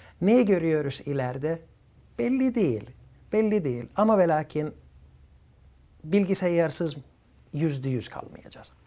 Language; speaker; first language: Turkish; early bilingual, other home language; Arabic